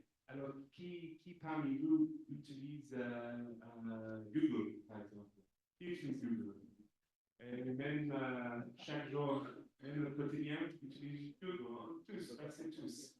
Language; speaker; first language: French; non-native, fluent; English